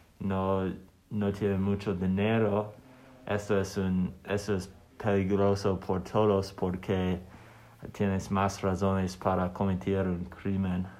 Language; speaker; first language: Spanish; non-native, learner; English